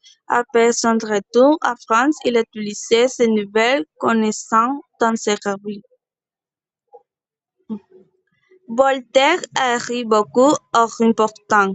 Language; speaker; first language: French; non-native, learner; Spanish